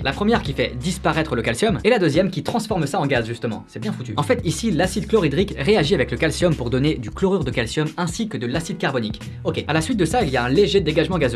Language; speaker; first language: French; native; French